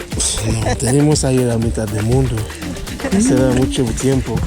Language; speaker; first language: Spanish; non-native, learner; Haitian Creole